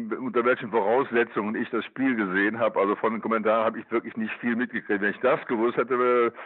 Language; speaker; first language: German; native; German